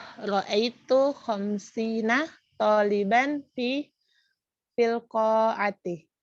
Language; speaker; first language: Arabic; non-native, learner; Indonesian